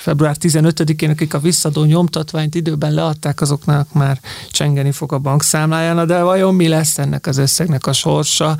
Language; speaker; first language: Hungarian; native; Hungarian